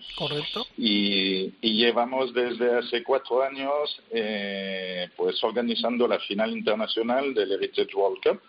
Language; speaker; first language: Spanish; non-native, fluent; French